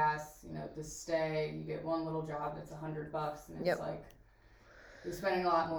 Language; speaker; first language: English; native; English